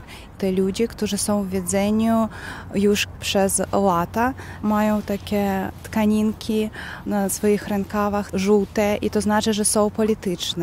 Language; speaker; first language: Polish; non-native, learner; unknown